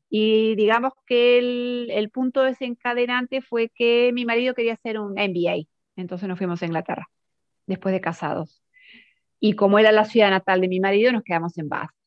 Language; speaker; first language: Spanish; native; Spanish